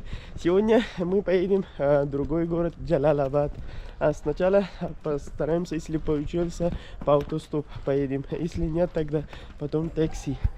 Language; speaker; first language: Russian; non-native, learner; Pashto